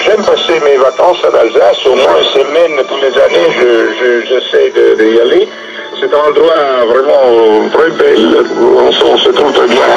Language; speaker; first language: French; non-native, fluent; Italian